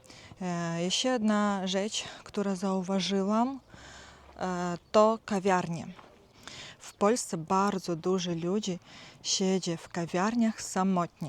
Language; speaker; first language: Polish; non-native, fluent; Ukrainian